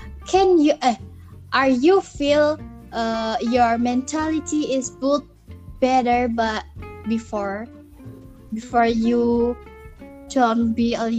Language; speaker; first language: English; non-native, learner; Indonesian